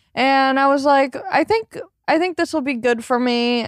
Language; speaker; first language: English; native; English